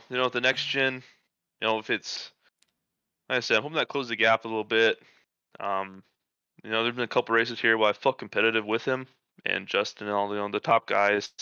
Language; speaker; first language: English; native; English